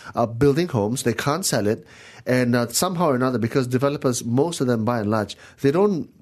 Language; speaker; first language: English; non-native, local second language; Min Nan Chinese